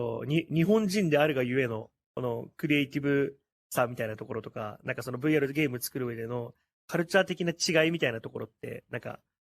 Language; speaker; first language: Japanese; native; Japanese